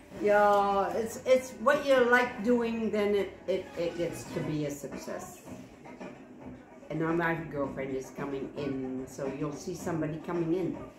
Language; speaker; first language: English; non-native, fluent; Dutch